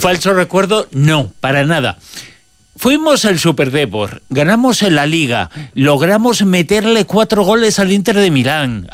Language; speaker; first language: Spanish; native; Spanish